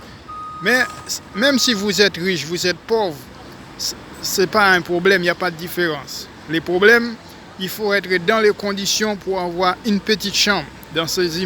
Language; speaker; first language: French; non-native, local second language; Haitian Creole